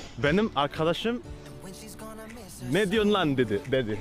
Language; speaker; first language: Turkish; non-native, learner; Indonesian